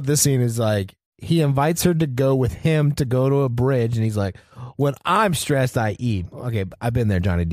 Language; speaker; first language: English; native; English